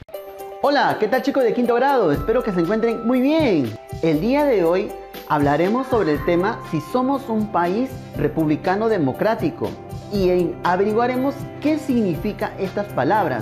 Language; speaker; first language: Spanish; native; Spanish